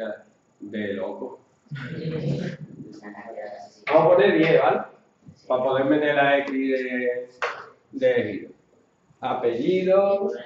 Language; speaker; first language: Spanish; native; Spanish